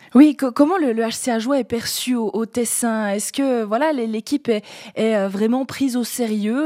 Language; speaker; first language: French; native; French